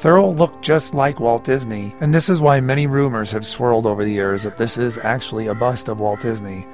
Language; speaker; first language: English; native; English